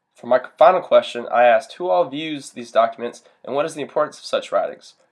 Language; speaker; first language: English; native; English